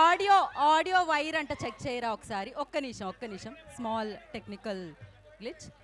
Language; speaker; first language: Telugu; native; Telugu